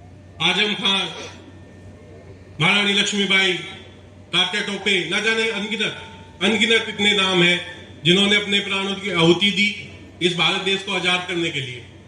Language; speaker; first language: Hindi; native; Hindi